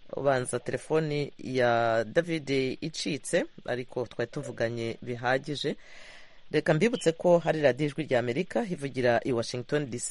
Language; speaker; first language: Kinyarwanda; native; Kinyarwanda